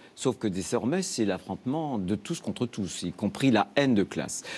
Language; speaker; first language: French; native; French